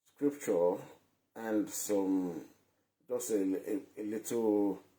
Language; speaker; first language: English; non-native, local second language; Yoruba